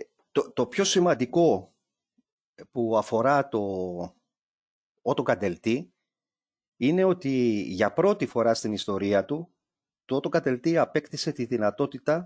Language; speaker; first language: Greek; native; Greek